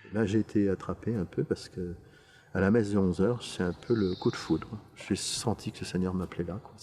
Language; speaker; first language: French; native; French